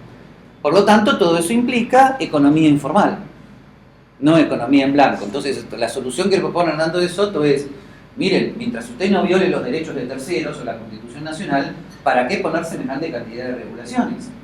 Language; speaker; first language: Spanish; native; Spanish